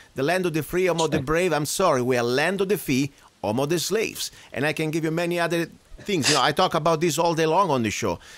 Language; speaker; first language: English; non-native, fluent; Italian